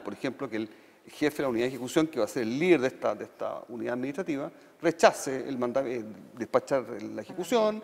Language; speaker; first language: Spanish; native; Spanish